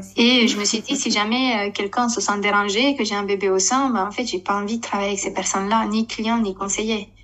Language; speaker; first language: French; non-native, fluent; Romanian